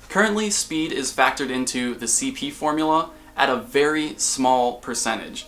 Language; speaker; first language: English; native; English